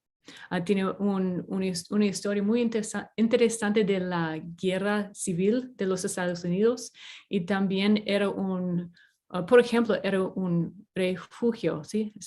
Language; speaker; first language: Spanish; non-native, fluent; English